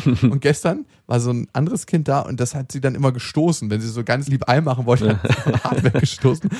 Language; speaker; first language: German; native; German